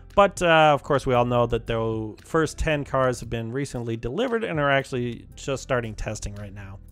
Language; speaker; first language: English; native; English